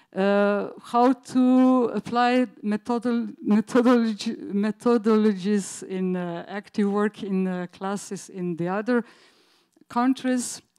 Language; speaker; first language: English; non-native, learner; Slovenian